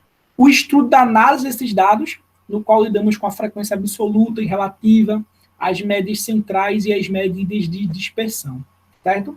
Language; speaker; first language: Portuguese; native; Portuguese